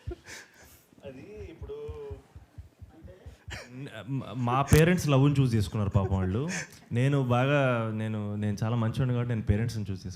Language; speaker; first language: Telugu; native; Telugu